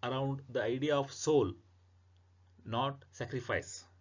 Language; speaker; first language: English; non-native, local second language; Kannada